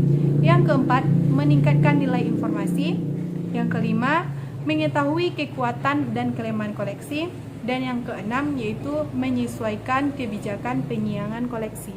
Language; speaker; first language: Indonesian; native; Indonesian